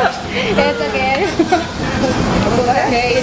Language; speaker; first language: English; non-native, fluent; Indonesian